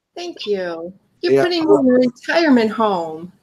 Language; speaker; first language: English; native; English